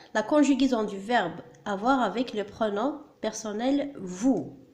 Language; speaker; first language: French; non-native, local second language; Arabic